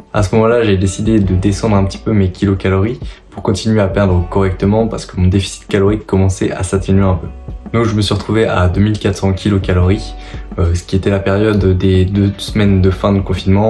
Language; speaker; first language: French; native; French